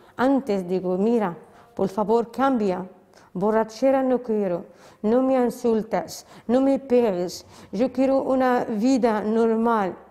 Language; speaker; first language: Spanish; non-native, learner; Arabic